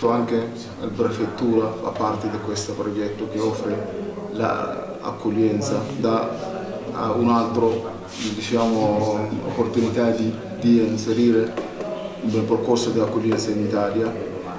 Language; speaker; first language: Italian; non-native, fluent; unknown